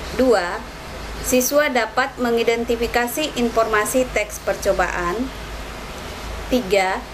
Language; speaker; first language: Indonesian; native; Indonesian